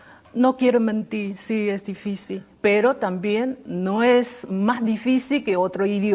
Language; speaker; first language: Spanish; non-native, learner; Chinese